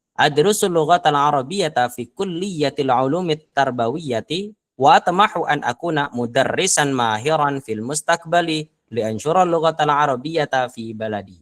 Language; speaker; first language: Arabic; non-native, fluent; Indonesian